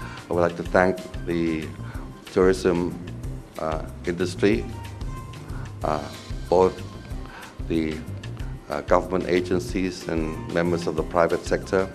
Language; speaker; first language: English; non-native, fluent; Thai